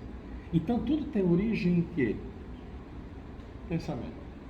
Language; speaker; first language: Portuguese; native; Portuguese